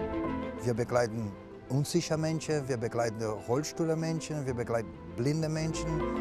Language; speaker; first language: German; non-native, learner; Portuguese